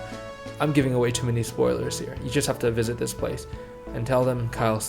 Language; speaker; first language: English; early bilingual, other home language; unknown